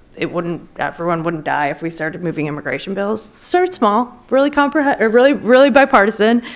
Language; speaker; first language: English; native; English